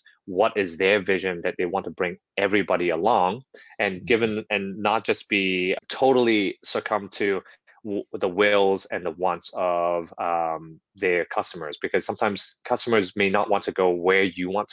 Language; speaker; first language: English; non-native, local second language; Cantonese